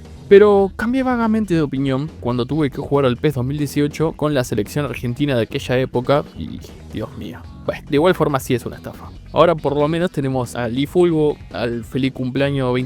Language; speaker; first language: Spanish; native; Spanish